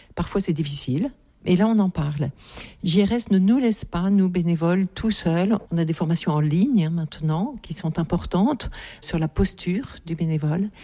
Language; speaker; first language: French; native; French